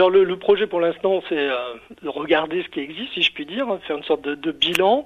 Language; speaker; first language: French; native; French